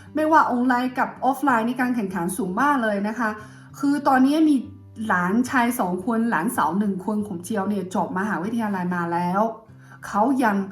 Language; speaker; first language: Thai; non-native, fluent; Chinese